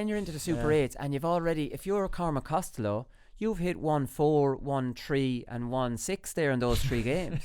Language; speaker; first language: English; native; English